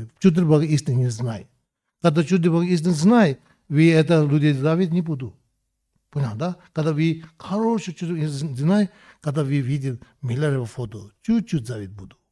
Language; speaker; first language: Russian; non-native, learner; Tibetan